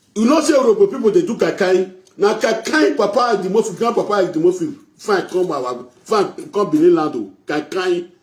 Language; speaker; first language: Nigerian Pidgin; non-native, local second language; Bini